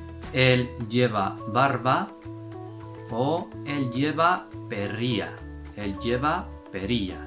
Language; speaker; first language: Spanish; non-native, fluent; Arabic